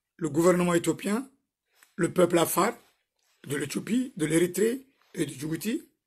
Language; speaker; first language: French; non-native, local second language; Somali